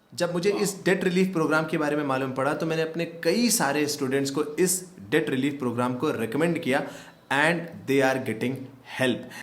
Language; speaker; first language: Hindi; native; Hindi